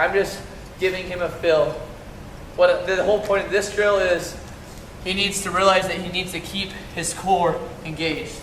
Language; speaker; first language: English; native; English